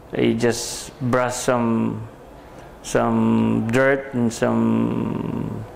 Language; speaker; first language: English; non-native, local second language; Filipino